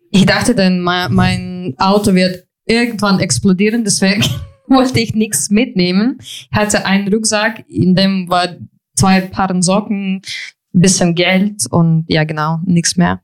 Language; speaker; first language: German; non-native, fluent; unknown